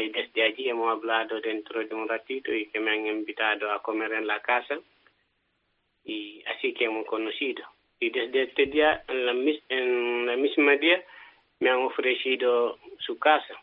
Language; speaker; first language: Spanish; non-native, learner; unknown